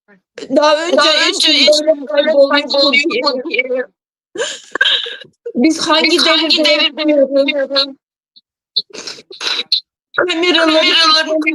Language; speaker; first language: Turkish; non-native, learner; Turkmen